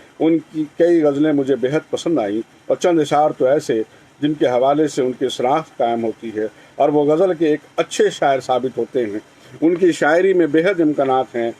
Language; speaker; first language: Urdu; native; Urdu